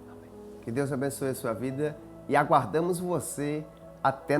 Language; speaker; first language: Portuguese; native; Portuguese